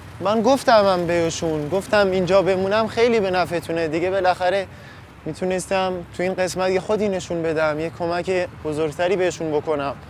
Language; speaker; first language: Persian; non-native, local second language; Kurdish